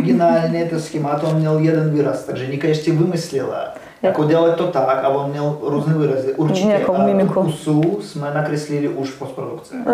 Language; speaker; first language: Czech; non-native, learner; Russian